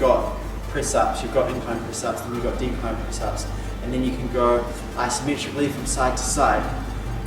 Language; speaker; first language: English; native; English